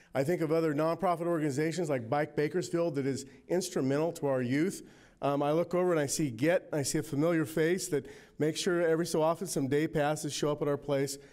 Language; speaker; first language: English; native; English